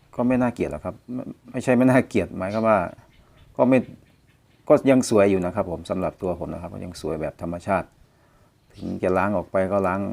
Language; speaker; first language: Thai; non-native, local second language; Northeastern Thai